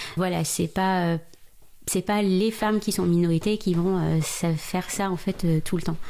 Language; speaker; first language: French; non-native, local second language; Arabic